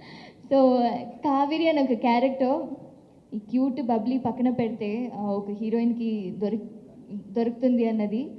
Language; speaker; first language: Telugu; non-native, local second language; Tamil